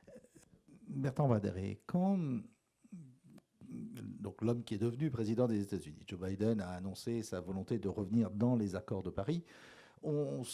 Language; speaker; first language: French; native; French